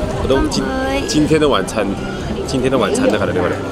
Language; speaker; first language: Chinese; native; Chinese